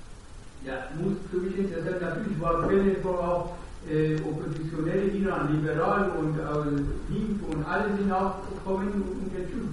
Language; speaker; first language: German; non-native, learner; Persian